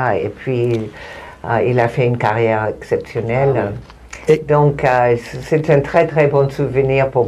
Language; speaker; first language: French; non-native, fluent; Spanish